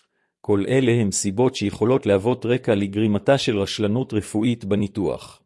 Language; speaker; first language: Hebrew; native; Hebrew